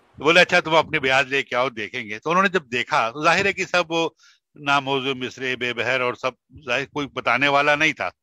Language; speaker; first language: Urdu; non-native, local second language; Punjabi